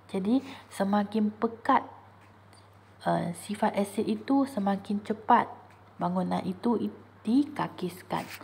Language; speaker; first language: Malay; non-native, local second language; Chinese